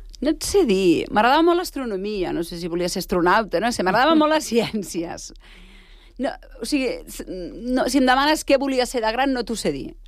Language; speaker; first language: Catalan; native; Catalan